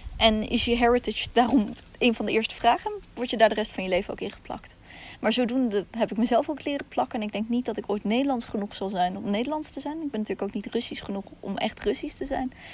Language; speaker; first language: Dutch; early bilingual, other home language; Russian